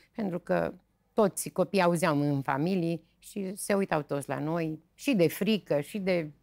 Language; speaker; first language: Romanian; native; Romanian